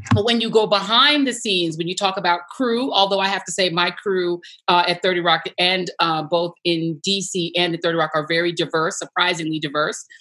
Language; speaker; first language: English; native; English